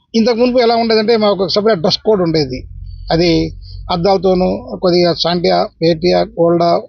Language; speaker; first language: Telugu; non-native, local second language; Lambadi